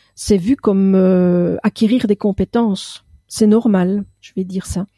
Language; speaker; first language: French; native; French